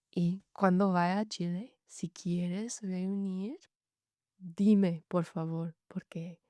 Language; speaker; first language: Spanish; non-native, learner; English